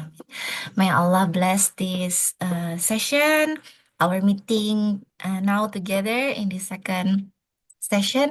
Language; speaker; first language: English; non-native, fluent; Indonesian